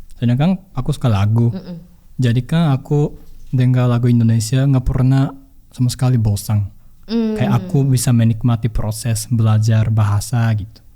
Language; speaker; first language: Indonesian; non-native, fluent; Japanese